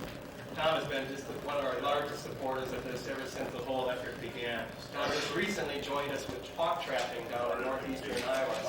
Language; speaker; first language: English; native; English